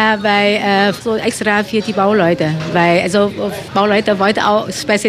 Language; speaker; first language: German; non-native, local second language; Vietnamese